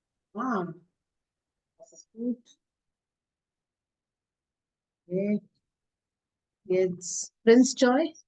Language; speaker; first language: German; non-native, fluent; Hindi